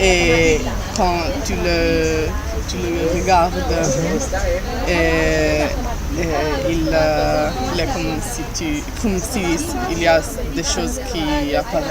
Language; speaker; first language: French; non-native, learner; Italian